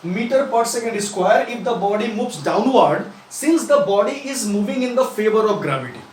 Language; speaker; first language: English; non-native, local second language; Nepali